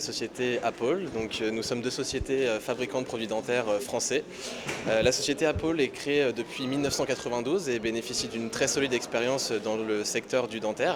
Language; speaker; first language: French; native; French